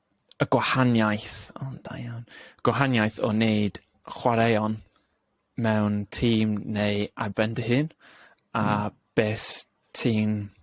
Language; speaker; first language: Welsh; non-native, local second language; English